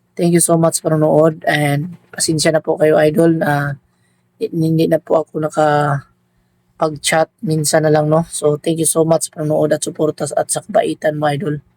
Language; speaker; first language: Filipino; non-native, local second language; Cebuano